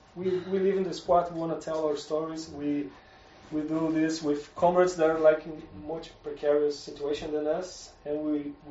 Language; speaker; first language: English; non-native, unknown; Portuguese